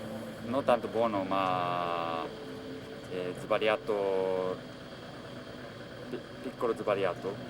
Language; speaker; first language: Italian; non-native, learner; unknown